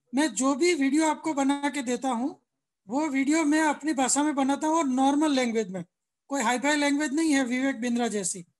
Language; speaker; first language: Hindi; non-native, local second language; Gujarati